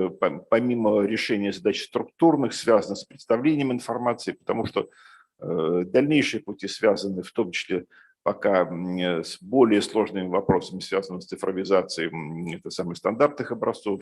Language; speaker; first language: Russian; native; Russian